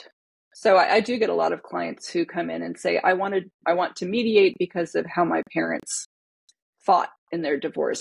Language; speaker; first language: English; native; English